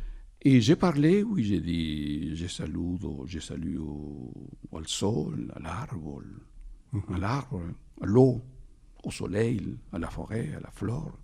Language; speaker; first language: French; non-native, fluent; Spanish